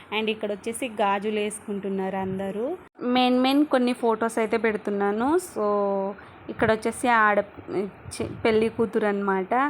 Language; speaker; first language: Telugu; non-native, local second language; Lambadi